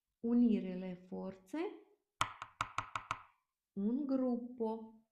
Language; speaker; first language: Italian; non-native, fluent; Ukrainian